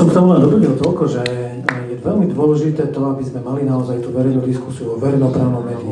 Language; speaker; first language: Slovak; native; Slovak